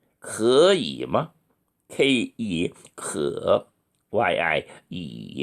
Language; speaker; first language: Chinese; non-native, fluent; Korean